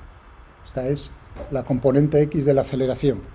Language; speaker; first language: Spanish; native; Spanish